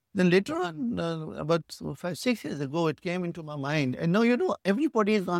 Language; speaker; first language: English; non-native, local second language; Urdu